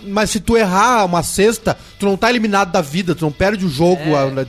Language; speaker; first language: Portuguese; native; Portuguese